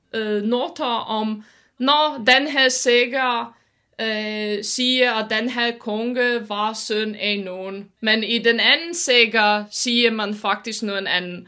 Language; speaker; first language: Danish; non-native, fluent; Polish